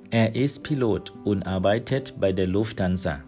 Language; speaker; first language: German; non-native, fluent; Thai